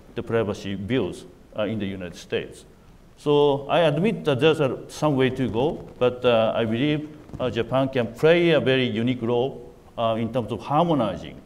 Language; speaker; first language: English; non-native, fluent; Japanese